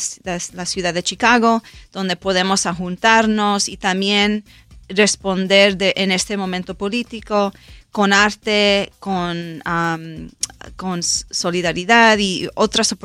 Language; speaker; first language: Spanish; non-native, local second language; English